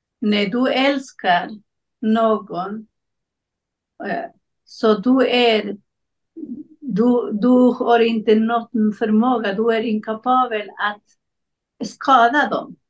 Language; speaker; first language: Swedish; non-native, learner; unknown